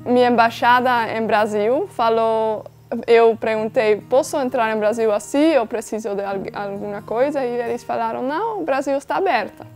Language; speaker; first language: Portuguese; non-native, fluent; Dutch